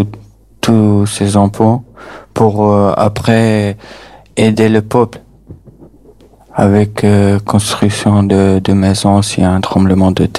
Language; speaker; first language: French; non-native, fluent; Albanian